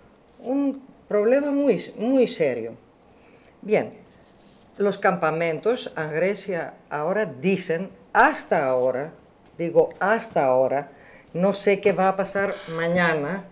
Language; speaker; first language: Spanish; non-native, learner; Greek